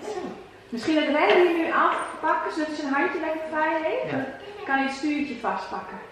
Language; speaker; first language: Dutch; native; Dutch